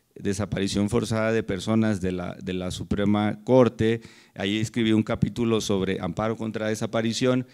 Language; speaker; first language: Spanish; native; Spanish